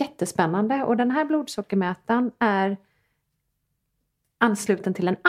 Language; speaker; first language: Swedish; native; Swedish